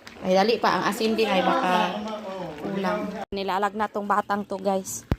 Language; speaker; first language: Filipino; non-native, local second language; Cebuano